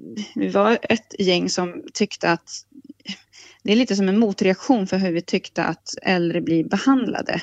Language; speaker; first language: Swedish; native; Swedish